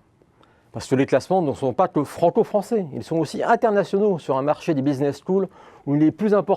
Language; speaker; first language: French; native; French